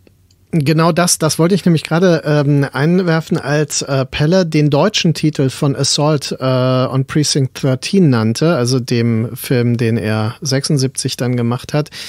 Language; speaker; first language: German; native; German